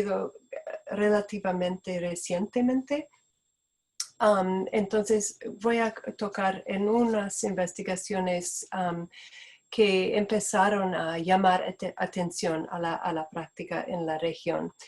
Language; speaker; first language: Spanish; non-native, fluent; Portuguese